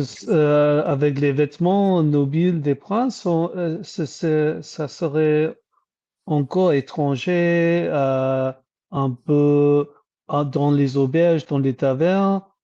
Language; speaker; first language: French; non-native, learner; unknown